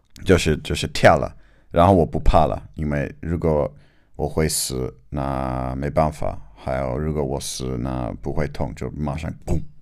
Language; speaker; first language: Chinese; non-native, learner; English